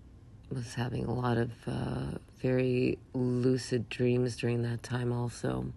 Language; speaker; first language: English; native; English